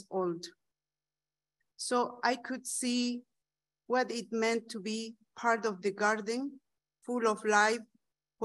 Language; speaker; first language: English; non-native, fluent; Spanish